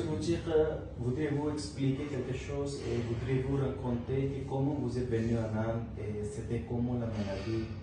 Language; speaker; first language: French; non-native, learner; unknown